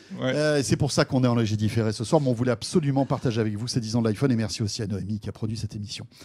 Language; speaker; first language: French; native; French